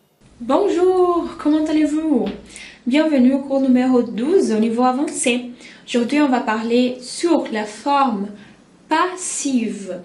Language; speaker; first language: French; non-native, fluent; Portuguese